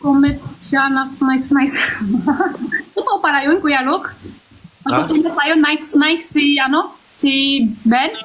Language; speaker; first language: Filipino; non-native, learner; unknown